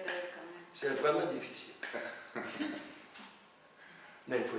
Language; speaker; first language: French; non-native, fluent; Portuguese